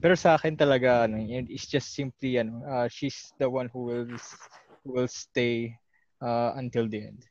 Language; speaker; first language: English; non-native, local second language; Filipino